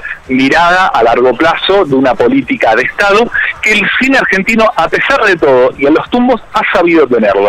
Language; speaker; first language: Spanish; native; Spanish